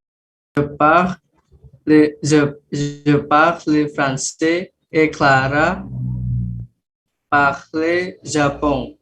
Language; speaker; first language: French; non-native, learner; Indonesian